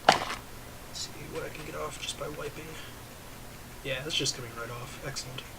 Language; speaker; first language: English; native; English